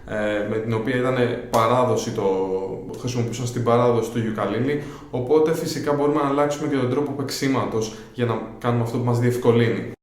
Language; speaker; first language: Greek; native; Greek